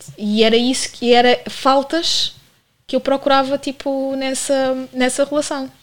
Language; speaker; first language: Portuguese; native; Portuguese